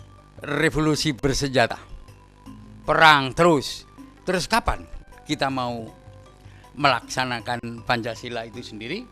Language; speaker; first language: Indonesian; native; Indonesian